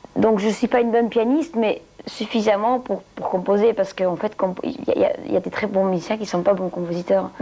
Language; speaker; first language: French; non-native, local second language; Dutch